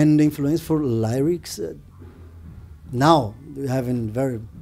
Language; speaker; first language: English; non-native, learner; Portuguese